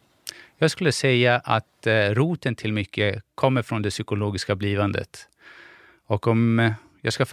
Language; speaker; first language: Swedish; early bilingual, other home language; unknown